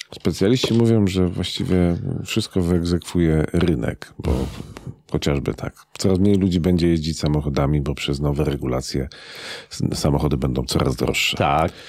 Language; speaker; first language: Polish; native; Polish